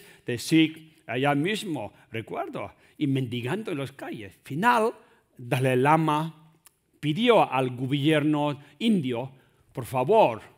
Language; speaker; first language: Spanish; non-native, learner; Tibetan